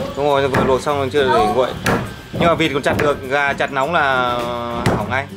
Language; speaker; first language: Vietnamese; non-native, local second language; Hmong